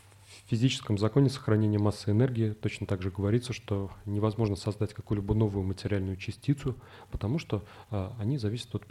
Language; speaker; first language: Russian; native; Russian